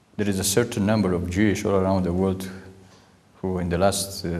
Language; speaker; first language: English; non-native, fluent; Romanian